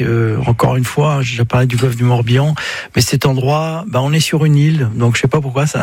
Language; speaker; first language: French; native; French